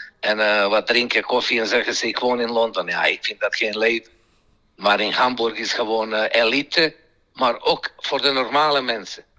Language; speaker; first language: Dutch; non-native, fluent; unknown